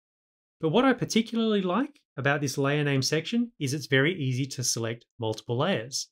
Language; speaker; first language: English; native; English